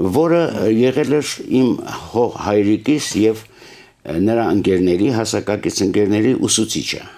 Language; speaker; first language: Armenian; native; Armenian